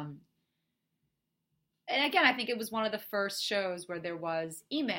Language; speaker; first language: English; early bilingual, other home language; Portuguese